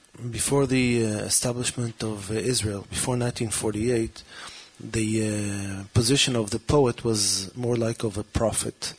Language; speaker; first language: English; early bilingual, other home language; Hebrew